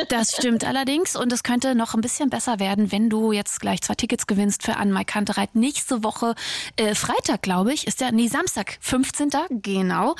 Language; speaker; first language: German; native; German